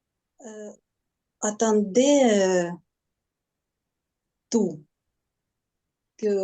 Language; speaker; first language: French; non-native, learner; Ukrainian